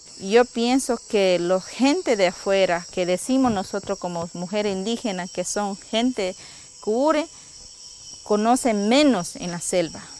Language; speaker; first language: Spanish; non-native, local second language; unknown